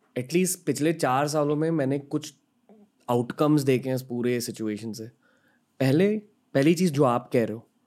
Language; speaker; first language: Hindi; native; Hindi